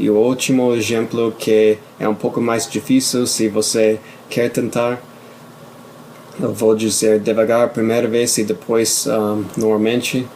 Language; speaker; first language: Portuguese; non-native, fluent; English